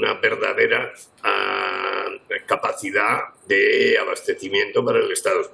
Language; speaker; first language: Spanish; native; Spanish